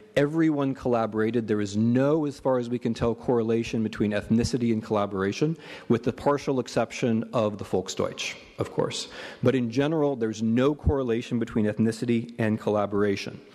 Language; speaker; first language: English; native; English